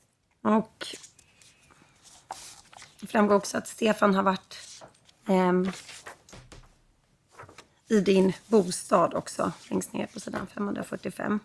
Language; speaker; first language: Swedish; native; Swedish